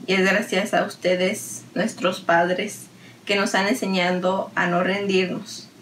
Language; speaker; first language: Spanish; early bilingual, heritage; Spanish